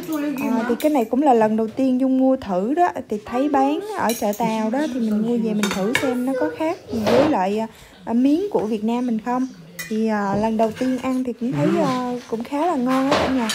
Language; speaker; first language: Vietnamese; native; Vietnamese